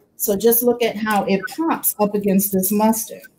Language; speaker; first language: English; native; English